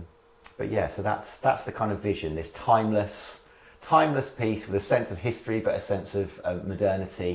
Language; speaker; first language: English; native; English